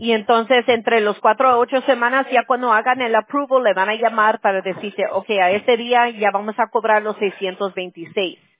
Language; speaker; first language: Spanish; early bilingual, heritage; Spanish